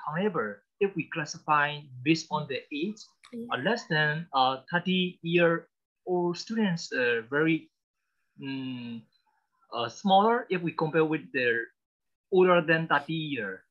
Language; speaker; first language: English; non-native, learner; Burmese